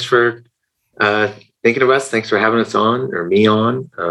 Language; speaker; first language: English; native; English